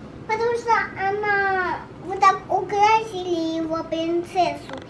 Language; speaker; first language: Russian; early bilingual, heritage; Russian